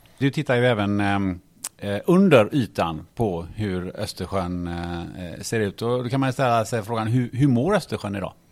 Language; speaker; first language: Swedish; native; Swedish